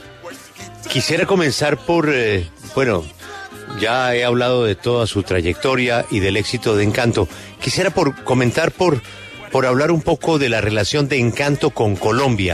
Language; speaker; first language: Spanish; native; Spanish